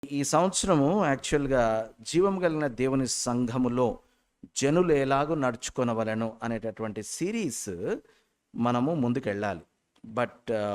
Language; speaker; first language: Telugu; native; Telugu